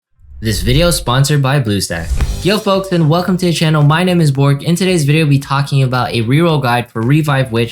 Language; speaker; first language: English; native; English